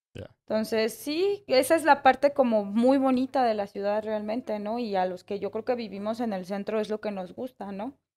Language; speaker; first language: Spanish; native; Spanish